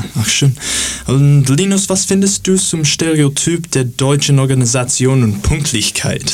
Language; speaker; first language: German; non-native, learner; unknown